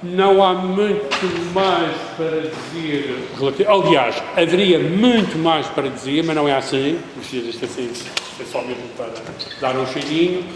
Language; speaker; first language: Portuguese; native; Portuguese